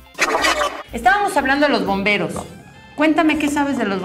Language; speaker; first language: Spanish; native; Spanish